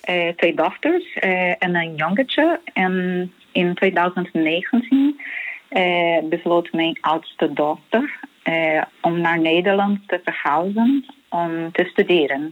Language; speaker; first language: Dutch; non-native, fluent; Portuguese